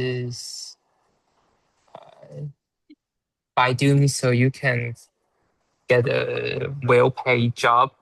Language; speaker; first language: English; non-native, learner; Chinese